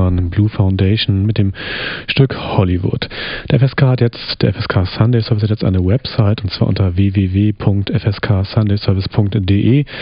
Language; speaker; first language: German; native; German